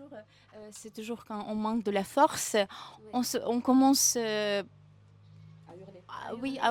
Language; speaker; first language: French; non-native, fluent; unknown